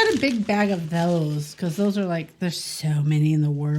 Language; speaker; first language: English; native; English